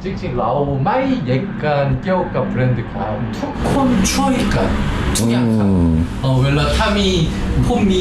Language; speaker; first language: Thai; non-native, learner; Korean